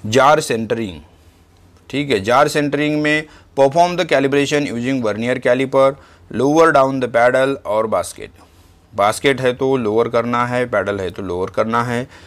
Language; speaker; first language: Hindi; non-native, local second language; Marathi